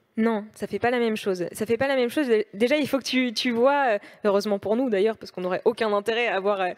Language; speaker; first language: French; native; French